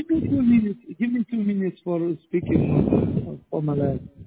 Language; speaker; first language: English; non-native, learner; Romanian